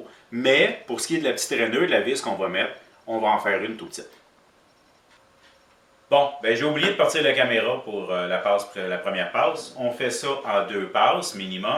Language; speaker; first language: French; native; French